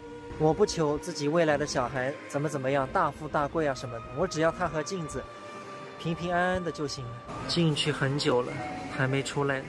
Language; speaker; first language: Chinese; non-native, local second language; Wu Chinese